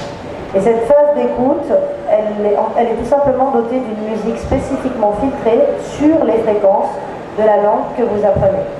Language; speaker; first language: French; native; French